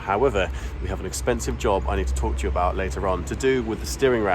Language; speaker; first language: English; native; English